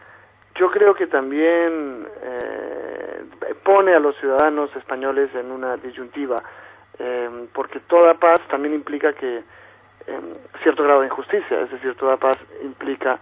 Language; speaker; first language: Spanish; native; Spanish